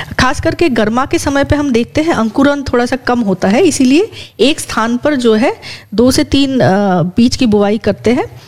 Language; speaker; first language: Hindi; native; Hindi